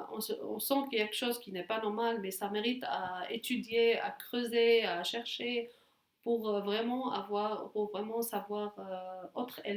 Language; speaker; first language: French; non-native, fluent; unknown